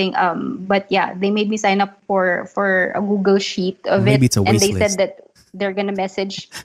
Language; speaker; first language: English; non-native, local second language; Filipino